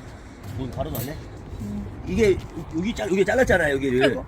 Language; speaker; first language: Korean; native; Korean